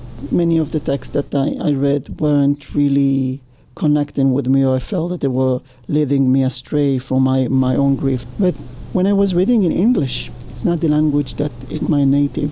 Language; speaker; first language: English; non-native, fluent; Hebrew